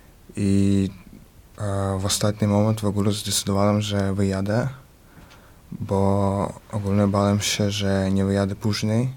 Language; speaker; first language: Polish; early bilingual, other home language; Ukrainian